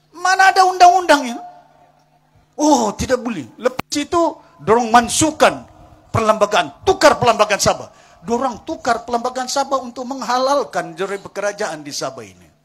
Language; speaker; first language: Malay; non-native, local second language; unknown